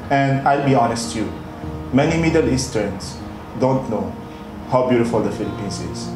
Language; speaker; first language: English; non-native, fluent; Arabic